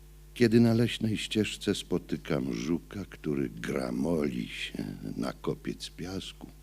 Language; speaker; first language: Polish; native; Polish